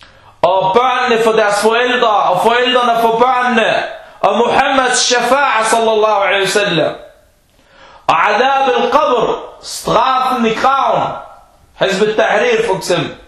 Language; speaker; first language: Danish; non-native, fluent; Arabic